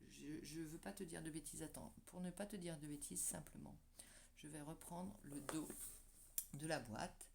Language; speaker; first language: French; native; French